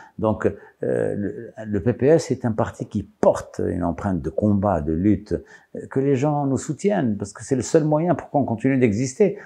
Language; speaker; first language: French; non-native, local second language; Arabic